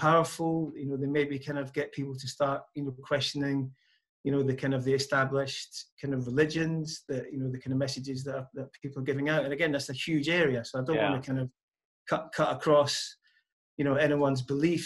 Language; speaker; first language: English; native; English